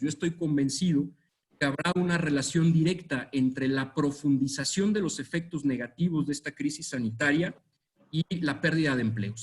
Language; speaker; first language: Spanish; native; Spanish